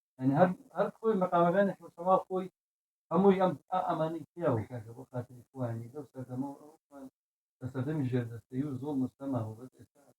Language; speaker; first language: Central Kurdish; native; Central Kurdish